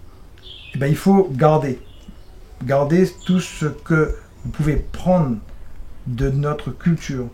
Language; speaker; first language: French; native; French